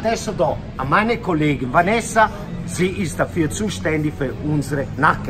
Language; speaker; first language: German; non-native, fluent; Italian